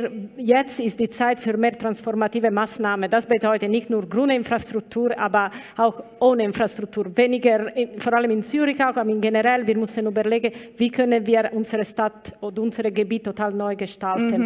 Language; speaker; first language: German; non-native, learner; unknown